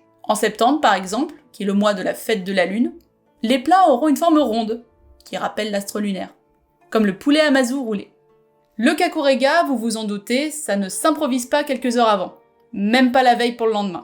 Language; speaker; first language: French; native; French